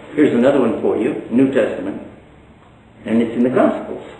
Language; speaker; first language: English; native; English